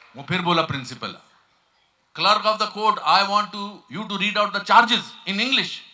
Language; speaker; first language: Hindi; native; Hindi